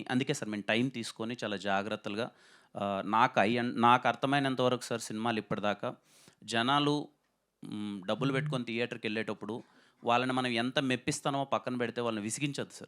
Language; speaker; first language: Telugu; native; Telugu